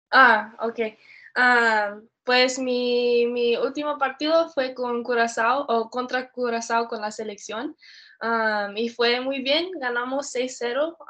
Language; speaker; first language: Spanish; early bilingual, heritage; Spanish